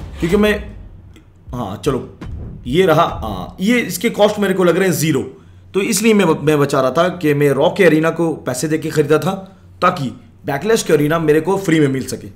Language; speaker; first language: Hindi; native; Hindi